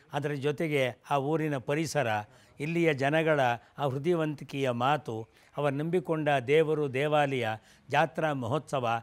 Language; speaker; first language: Kannada; non-native, local second language; Tamil